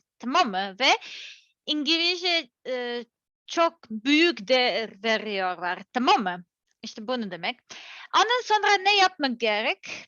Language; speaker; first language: Turkish; non-native, learner; Serbian